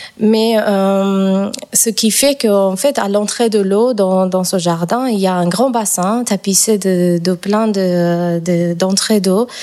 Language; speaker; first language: French; non-native, fluent; Persian